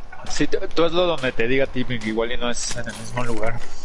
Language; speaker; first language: Spanish; native; Spanish